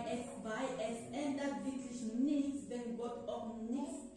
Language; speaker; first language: German; non-native, fluent; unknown